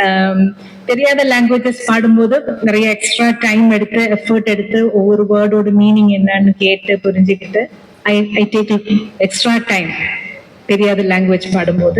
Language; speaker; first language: Tamil; non-native, local second language; Malayalam